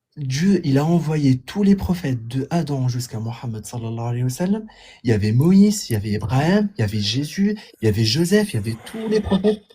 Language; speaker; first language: French; non-native, fluent; Arabic